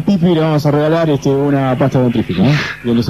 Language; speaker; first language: Spanish; native; Spanish